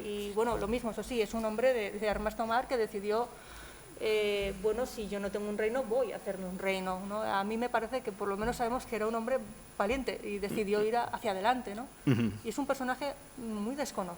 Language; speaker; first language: Spanish; native; Spanish